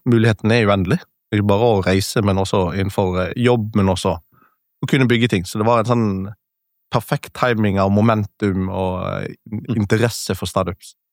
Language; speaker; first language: Norwegian; native; Norwegian